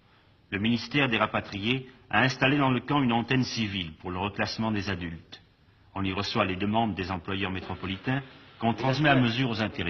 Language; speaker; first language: French; native; French